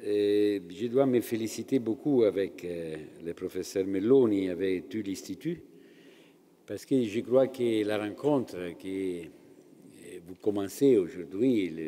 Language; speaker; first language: French; non-native, fluent; Italian